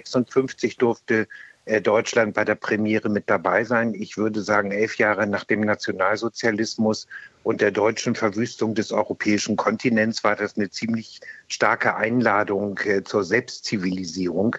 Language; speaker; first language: German; native; German